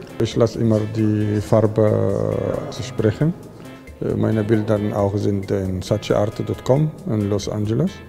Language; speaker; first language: German; non-native, fluent; Arabic